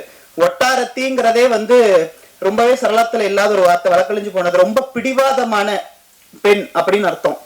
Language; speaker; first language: Tamil; native; Tamil